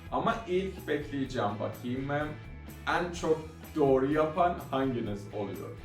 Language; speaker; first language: Turkish; non-native, fluent; Persian